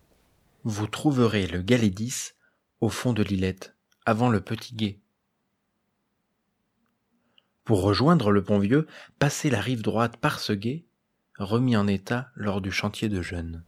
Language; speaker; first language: French; native; French